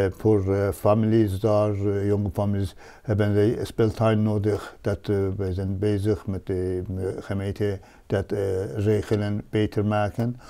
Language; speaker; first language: Dutch; non-native, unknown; Persian